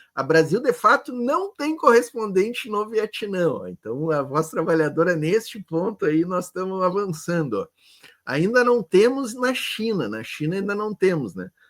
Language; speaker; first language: Portuguese; native; Portuguese